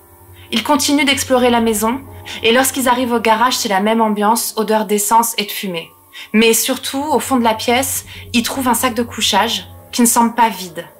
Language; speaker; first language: French; native; French